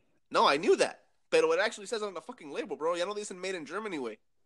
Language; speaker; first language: English; early bilingual, other home language; Spanish